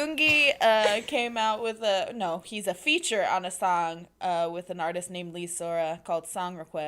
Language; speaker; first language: English; native; English